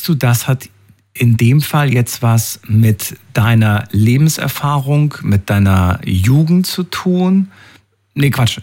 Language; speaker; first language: German; native; German